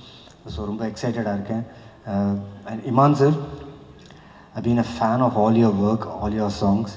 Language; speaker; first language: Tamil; non-native, fluent; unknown